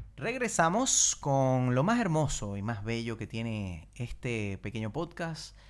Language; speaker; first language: Spanish; native; Spanish